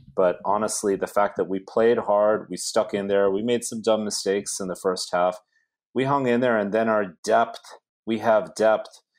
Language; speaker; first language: English; native; English